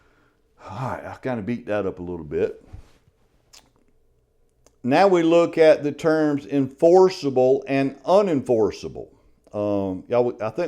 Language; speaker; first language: English; native; English